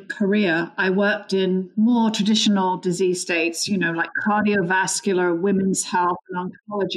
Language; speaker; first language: English; native; English